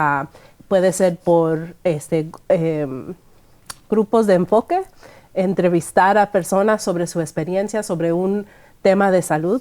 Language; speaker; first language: Spanish; early bilingual, heritage; Spanish